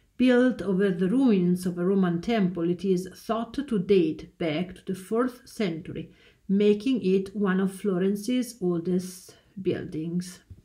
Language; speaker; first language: English; non-native, fluent; Italian